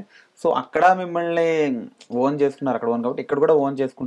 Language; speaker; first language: Telugu; native; Telugu